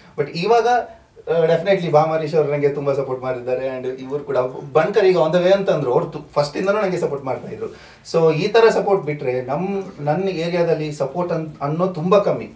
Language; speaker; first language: Kannada; non-native, local second language; Tulu